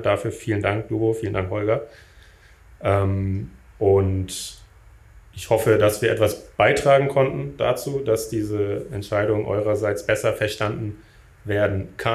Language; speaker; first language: German; native; German